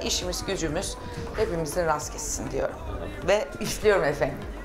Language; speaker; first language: Turkish; native; Turkish